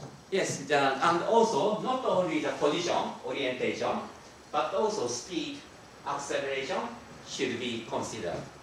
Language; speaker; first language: English; non-native, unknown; Japanese